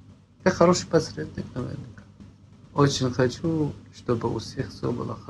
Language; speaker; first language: Russian; non-native, fluent; Persian